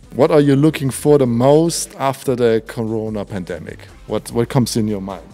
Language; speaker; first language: English; non-native, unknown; German